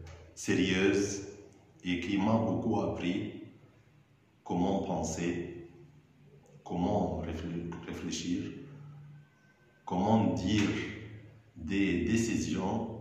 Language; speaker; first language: French; non-native, fluent; Arabic